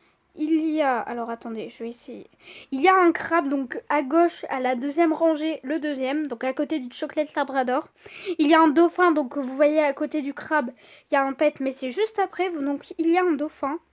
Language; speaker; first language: French; native; French